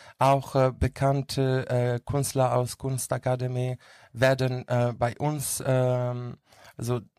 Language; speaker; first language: German; non-native, learner; Greek